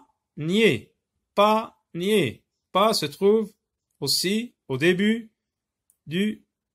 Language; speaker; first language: French; non-native, local second language; Arabic